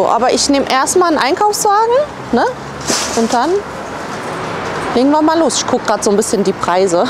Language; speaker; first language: German; native; German